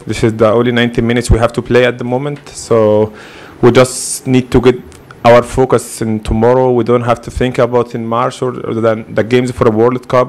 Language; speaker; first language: English; non-native, fluent; Arabic